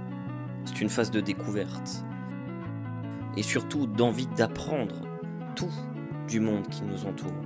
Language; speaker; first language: French; native; French